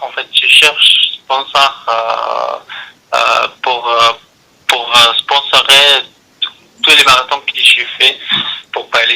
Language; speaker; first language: French; non-native, learner; Arabic